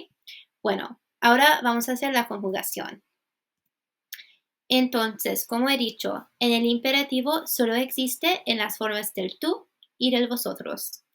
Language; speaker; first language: Spanish; non-native, fluent; English